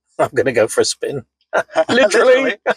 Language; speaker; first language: English; native; English